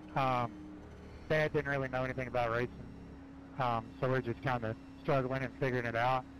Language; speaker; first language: English; native; English